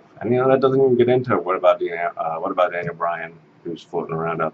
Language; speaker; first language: English; native; English